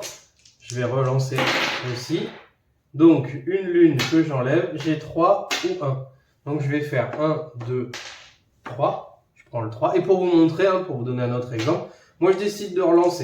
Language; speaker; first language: French; native; French